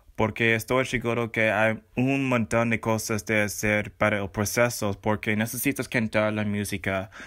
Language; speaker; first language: Spanish; non-native, learner; English